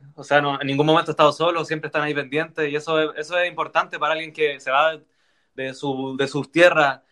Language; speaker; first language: Spanish; native; Spanish